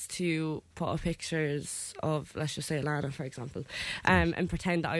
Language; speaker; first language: English; native; English